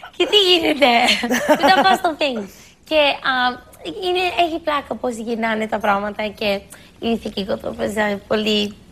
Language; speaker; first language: Greek; early bilingual, heritage; Greek